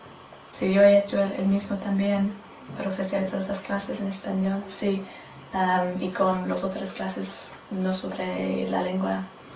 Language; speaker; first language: Spanish; non-native, learner; English